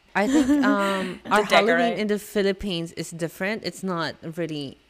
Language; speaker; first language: English; non-native, local second language; Filipino